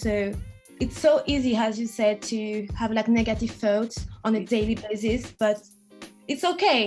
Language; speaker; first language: English; non-native, fluent; French